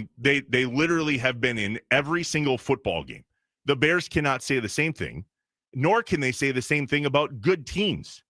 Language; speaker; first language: English; native; English